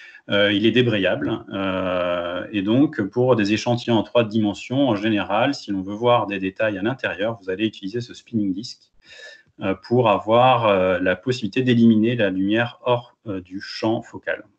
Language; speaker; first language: French; native; French